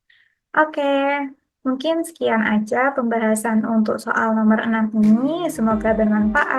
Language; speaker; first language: Indonesian; native; Indonesian